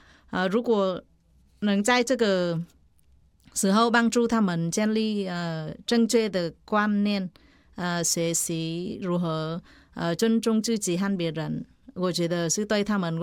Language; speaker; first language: Chinese; non-native, fluent; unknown